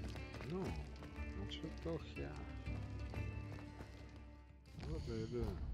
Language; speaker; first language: English; non-native, learner; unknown